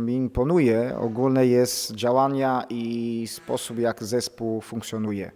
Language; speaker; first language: Polish; non-native, fluent; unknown